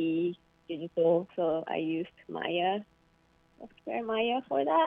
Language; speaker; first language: English; non-native, fluent; Japanese